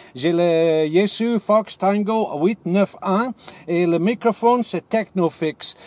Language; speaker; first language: French; non-native, learner; English